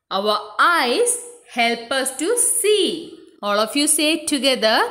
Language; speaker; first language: English; non-native, local second language; Malayalam